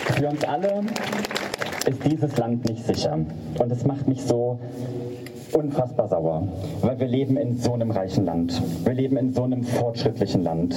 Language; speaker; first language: German; native; German